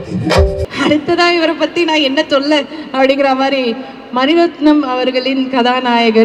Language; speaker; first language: Tamil; native; Tamil